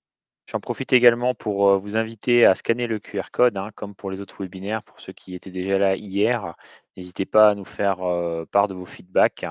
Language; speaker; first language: French; native; French